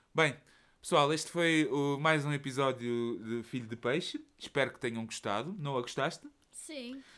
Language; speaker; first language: Portuguese; native; Portuguese